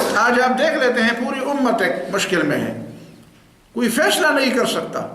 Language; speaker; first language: Urdu; non-native, local second language; Pashto